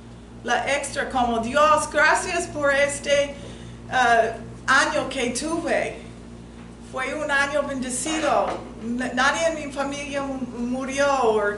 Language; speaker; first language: Spanish; non-native, fluent; English